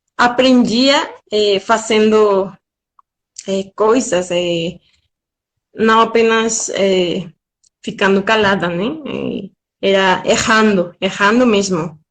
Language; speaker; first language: Portuguese; non-native, fluent; Spanish